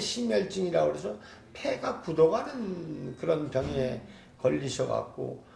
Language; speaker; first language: Korean; native; Korean